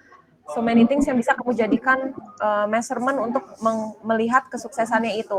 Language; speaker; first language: Indonesian; native; Indonesian